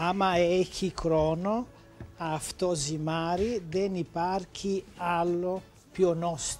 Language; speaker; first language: Greek; non-native, learner; Italian